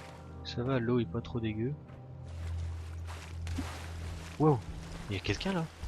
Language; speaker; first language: French; native; French